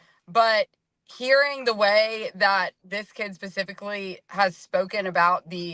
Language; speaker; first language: English; native; English